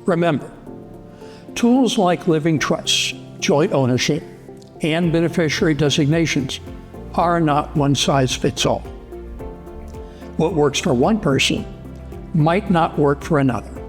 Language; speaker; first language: English; native; English